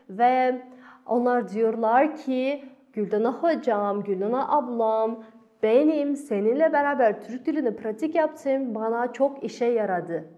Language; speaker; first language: Turkish; non-native, fluent; Kazakh